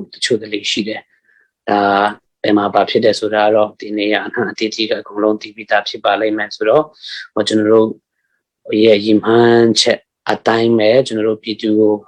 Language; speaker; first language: Burmese; non-native, local second language; Hakha Chin